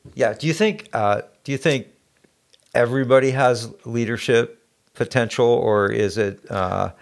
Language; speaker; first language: English; native; English